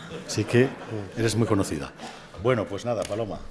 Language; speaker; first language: Spanish; native; Spanish